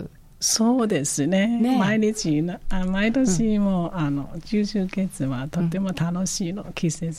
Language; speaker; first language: Japanese; non-native, fluent; Chinese